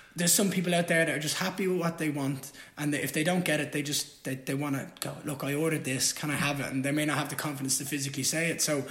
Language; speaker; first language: English; native; English